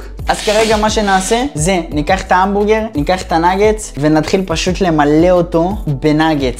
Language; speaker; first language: Hebrew; native; Hebrew